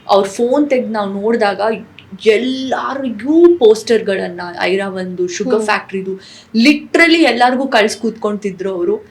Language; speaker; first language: Kannada; non-native, local second language; Tulu